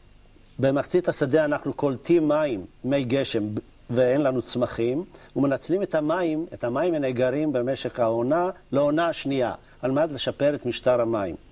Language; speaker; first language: Hebrew; native; Hebrew